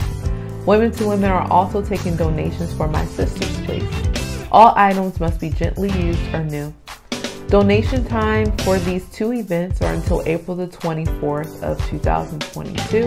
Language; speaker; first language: English; native; English